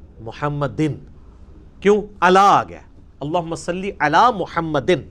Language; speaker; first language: Urdu; non-native, local second language; Punjabi